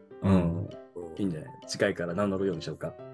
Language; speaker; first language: Japanese; native; Japanese